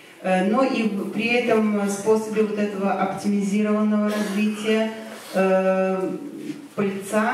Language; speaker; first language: Russian; native; Russian